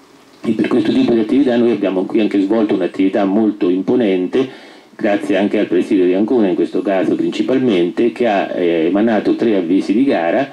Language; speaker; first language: Italian; native; Italian